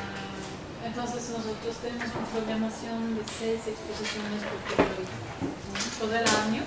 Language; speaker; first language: Spanish; non-native, learner; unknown